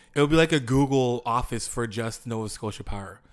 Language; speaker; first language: English; native; English